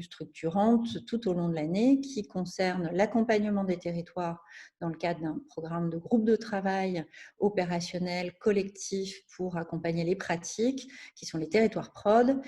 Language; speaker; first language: French; native; French